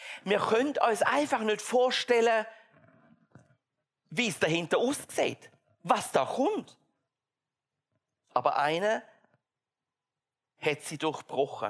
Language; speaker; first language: German; native; German